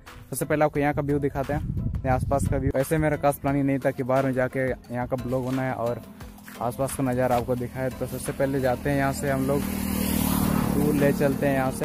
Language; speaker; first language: Hindi; non-native, local second language; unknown